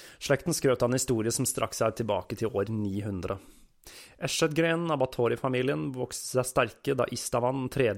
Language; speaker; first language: Norwegian; native; Norwegian